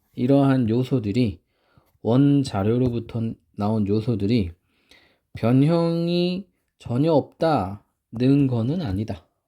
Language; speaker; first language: Korean; native; Korean